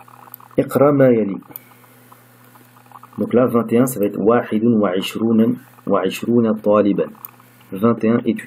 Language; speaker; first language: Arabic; non-native, fluent; French